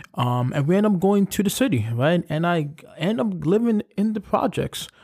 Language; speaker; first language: English; native; English